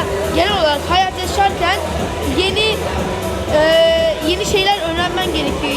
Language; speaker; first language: Turkish; early bilingual, heritage; Turkish